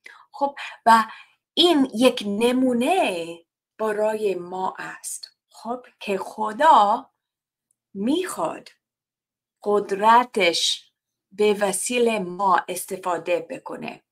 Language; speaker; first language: Persian; non-native, learner; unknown